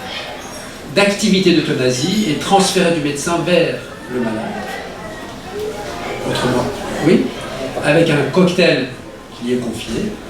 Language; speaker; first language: French; non-native, fluent; Persian